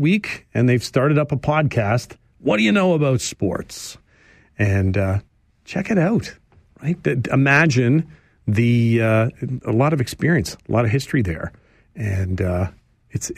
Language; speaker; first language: English; native; English